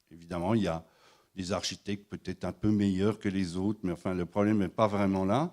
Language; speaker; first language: French; native; French